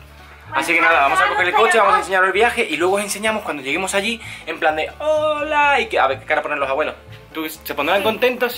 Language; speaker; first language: Spanish; native; Spanish